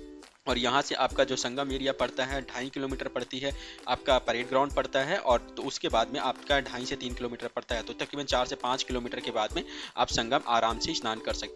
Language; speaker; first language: Hindi; native; Hindi